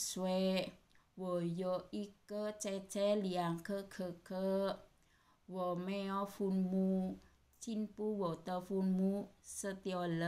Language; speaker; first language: Chinese; non-native, learner; Indonesian